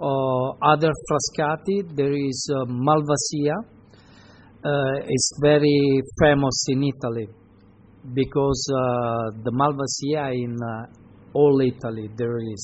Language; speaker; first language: English; non-native, learner; Italian